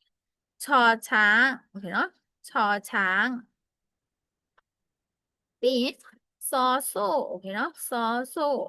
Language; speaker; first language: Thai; non-native, fluent; Burmese